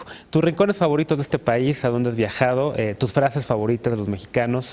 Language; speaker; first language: Spanish; native; Spanish